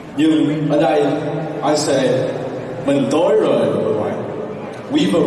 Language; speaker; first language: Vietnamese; early bilingual, heritage; Vietnamese